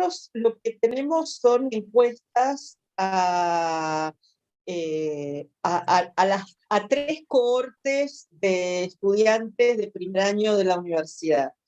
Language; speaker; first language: Spanish; native; Spanish